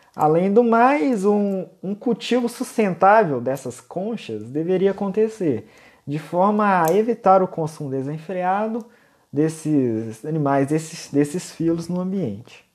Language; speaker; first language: Portuguese; native; Portuguese